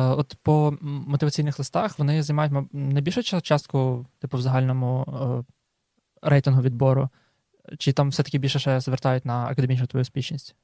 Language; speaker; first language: Ukrainian; native; Ukrainian